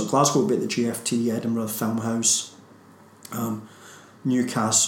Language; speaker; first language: English; native; English